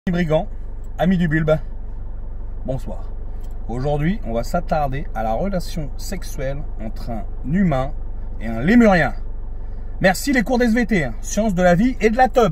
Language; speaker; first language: French; native; French